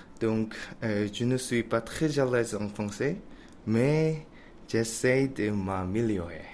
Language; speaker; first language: French; non-native, learner; Korean